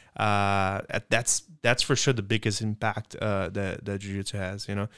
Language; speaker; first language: English; non-native, fluent; Portuguese